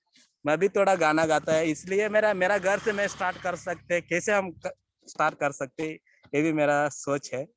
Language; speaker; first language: Hindi; non-native, local second language; Kannada